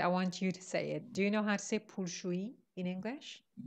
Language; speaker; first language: English; non-native, fluent; Persian